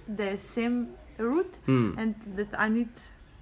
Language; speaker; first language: English; non-native, learner; Slovenian